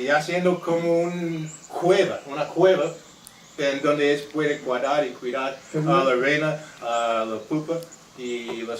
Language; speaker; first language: Spanish; non-native, fluent; English